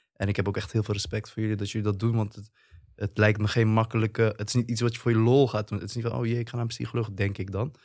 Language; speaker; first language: Dutch; early bilingual, other home language; Turkish